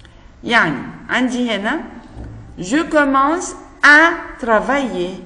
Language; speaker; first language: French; non-native, fluent; Arabic